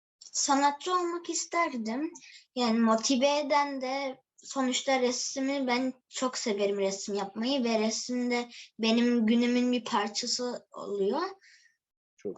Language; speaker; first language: Turkish; early bilingual, heritage; Turkish